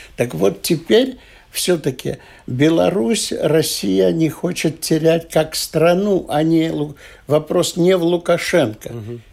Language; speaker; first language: Russian; non-native, local second language; Latvian